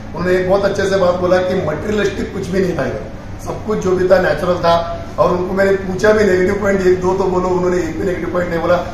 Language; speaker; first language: Hindi; non-native, local second language; Marathi